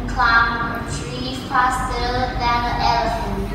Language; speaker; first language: English; non-native, learner; Vietnamese